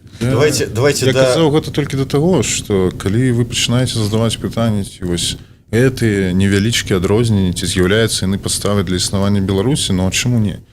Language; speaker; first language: Belarusian; non-native, local second language; Russian